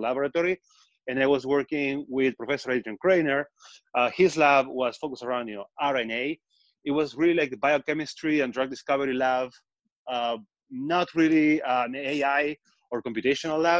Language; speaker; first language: English; non-native, fluent; Spanish